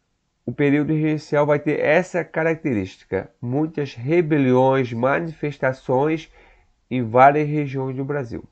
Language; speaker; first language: Portuguese; native; Portuguese